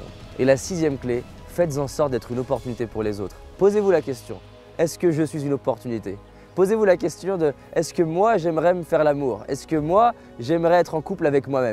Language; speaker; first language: French; native; French